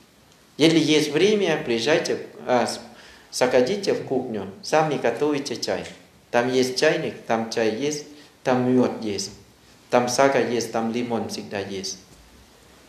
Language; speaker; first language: Russian; non-native, learner; Thai